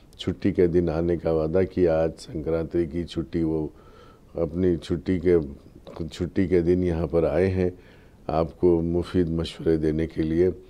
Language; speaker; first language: Urdu; native; Urdu